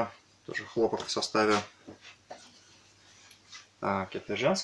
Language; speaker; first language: Russian; native; Russian